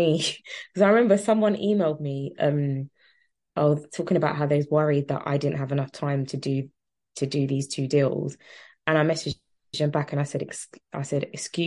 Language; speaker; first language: English; native; English